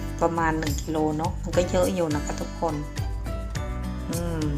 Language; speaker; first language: Thai; non-native, local second language; Northeastern Thai